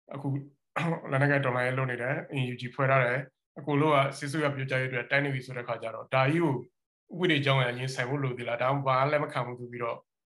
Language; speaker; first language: Burmese; native; Burmese